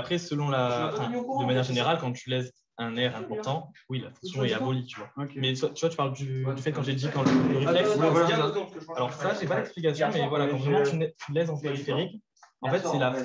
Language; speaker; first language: French; native; French